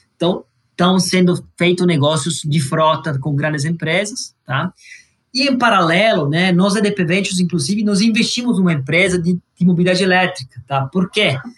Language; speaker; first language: Portuguese; non-native, fluent; Italian